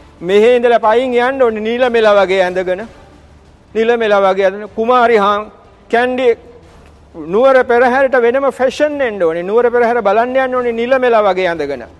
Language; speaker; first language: Sinhala; native; Sinhala